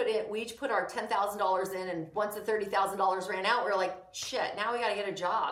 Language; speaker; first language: English; early bilingual, other home language; Greek